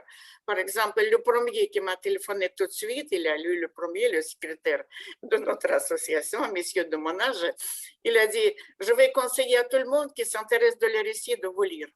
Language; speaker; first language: French; non-native, fluent; Russian